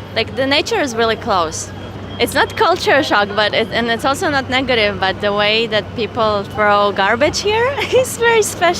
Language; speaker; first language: English; non-native, fluent; Hebrew